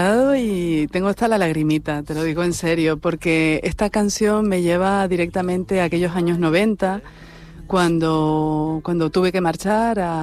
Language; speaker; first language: Spanish; native; Spanish